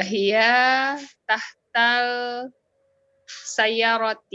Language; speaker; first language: Arabic; non-native, learner; Indonesian